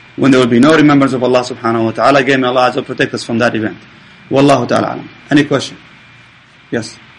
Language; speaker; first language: English; non-native, fluent; Arabic